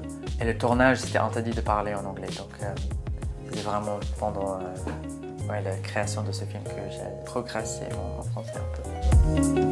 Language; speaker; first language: French; non-native, fluent; English